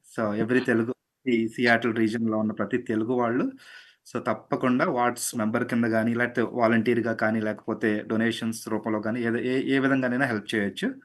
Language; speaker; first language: Telugu; native; Telugu